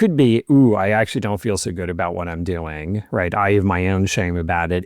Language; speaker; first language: English; native; English